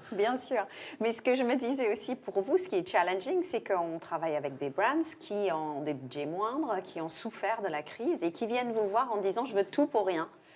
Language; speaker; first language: French; non-native, fluent; English